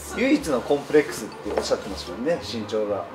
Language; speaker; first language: Japanese; native; Japanese